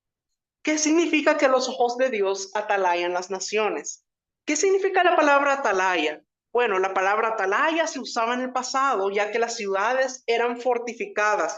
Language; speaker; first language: Spanish; native; Spanish